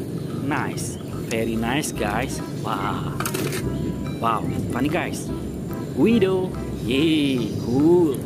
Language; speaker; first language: English; non-native, learner; Indonesian